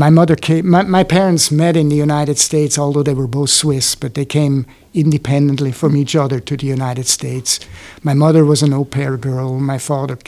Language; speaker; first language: English; non-native, fluent; Swiss German